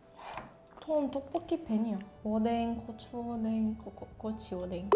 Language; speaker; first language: Korean; non-native, learner; Russian